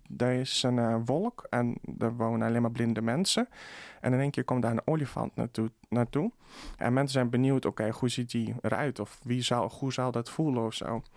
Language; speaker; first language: Dutch; early bilingual, other home language; Russian